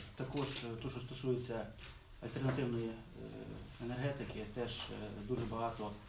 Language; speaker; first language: Ukrainian; native; Ukrainian